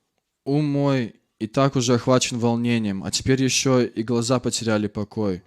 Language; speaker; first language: Russian; native; Russian